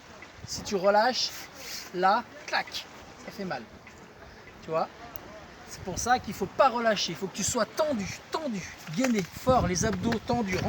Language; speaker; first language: French; native; French